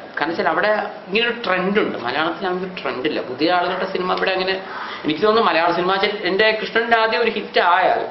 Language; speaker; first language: Malayalam; non-native, local second language; Hindi